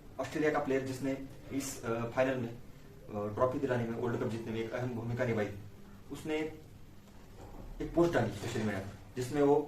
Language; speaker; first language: Hindi; non-native, local second language; Marathi